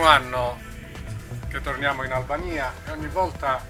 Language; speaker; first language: Italian; native; Italian